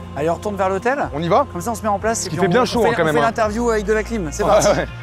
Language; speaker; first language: French; native; French